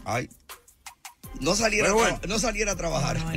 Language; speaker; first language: Spanish; native; Spanish